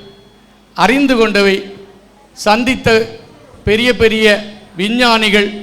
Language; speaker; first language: Tamil; native; Tamil